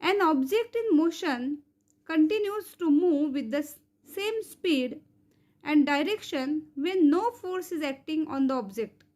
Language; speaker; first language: English; non-native, local second language; Marathi